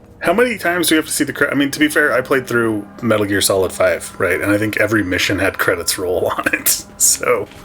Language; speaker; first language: English; native; English